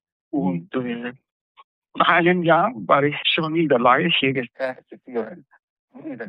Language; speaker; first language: German; non-native, fluent; Spanish